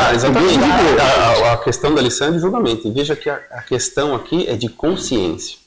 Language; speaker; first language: Portuguese; native; Portuguese